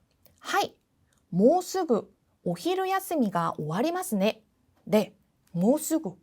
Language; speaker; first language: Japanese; non-native, fluent; Korean